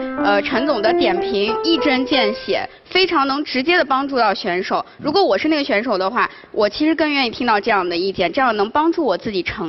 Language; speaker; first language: Chinese; native; Chinese